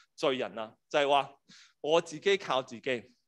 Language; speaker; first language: Cantonese; native; Cantonese